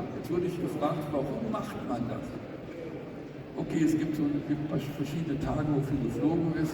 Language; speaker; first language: German; native; German